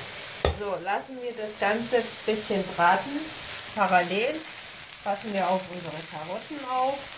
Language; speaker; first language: German; non-native, fluent; Persian